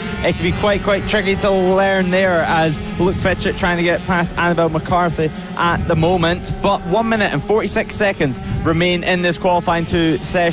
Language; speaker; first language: English; native; English